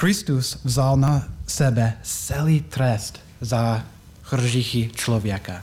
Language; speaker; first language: Czech; non-native, learner; English